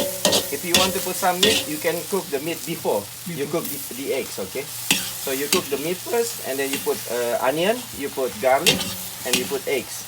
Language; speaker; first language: English; non-native, fluent; Indonesian